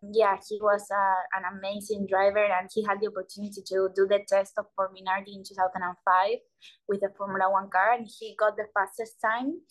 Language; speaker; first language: English; non-native, learner; Spanish